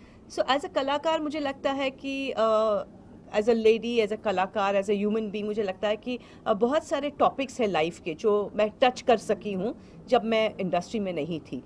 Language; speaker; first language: Hindi; native; Hindi